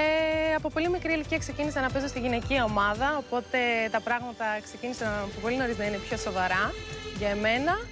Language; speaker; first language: Greek; native; Greek